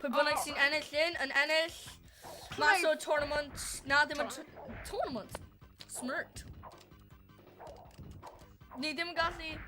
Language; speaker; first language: Welsh; non-native, local second language; English